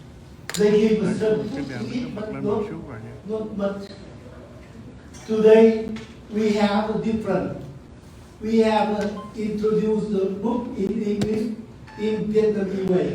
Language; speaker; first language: English; non-native, learner; Vietnamese